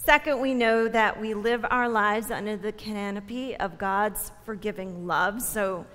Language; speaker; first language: English; native; English